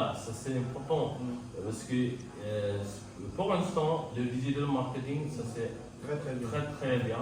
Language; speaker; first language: French; non-native, learner; Tamil